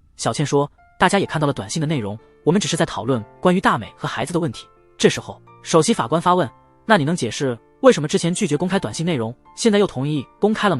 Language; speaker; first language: Chinese; native; Chinese